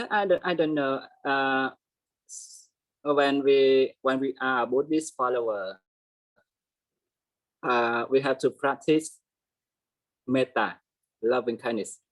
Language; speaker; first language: English; non-native, learner; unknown